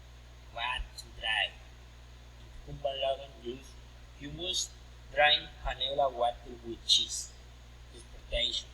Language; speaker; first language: English; non-native, learner; Spanish